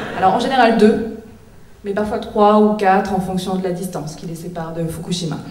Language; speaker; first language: French; early bilingual, other home language; Korean